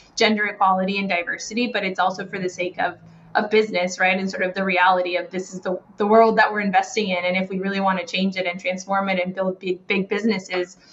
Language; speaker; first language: English; non-native, fluent; Spanish